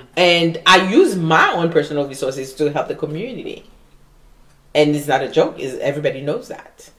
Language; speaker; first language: English; non-native, fluent; Haitian Creole